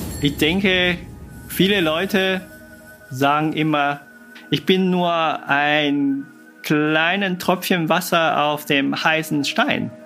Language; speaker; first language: German; non-native, fluent; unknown